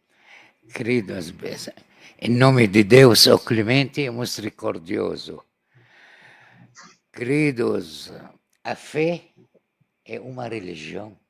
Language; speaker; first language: Portuguese; non-native, learner; Arabic